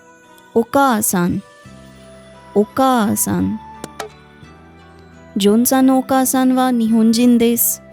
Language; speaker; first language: Japanese; non-native, fluent; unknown